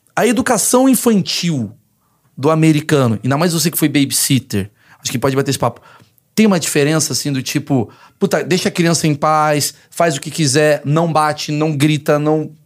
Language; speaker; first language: Portuguese; native; Portuguese